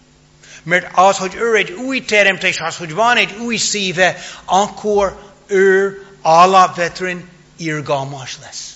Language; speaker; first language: Hungarian; non-native, fluent; English